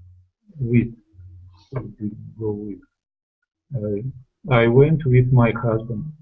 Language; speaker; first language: English; non-native, learner; Russian